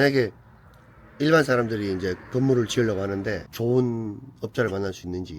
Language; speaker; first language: Korean; native; Korean